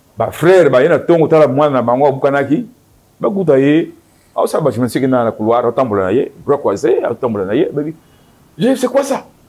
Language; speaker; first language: Lingala; non-native, local second language; Kongo